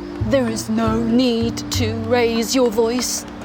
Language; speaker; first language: English; non-native, fluent; Korean